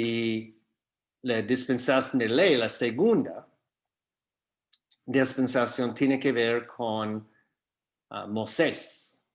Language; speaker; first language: Spanish; non-native, fluent; English